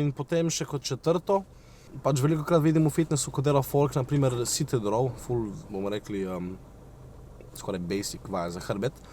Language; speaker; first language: Slovenian; native; Slovenian